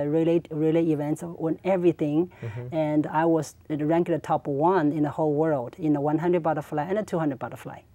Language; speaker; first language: English; non-native, learner; Chinese